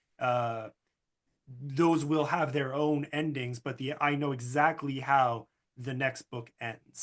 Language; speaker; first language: English; native; English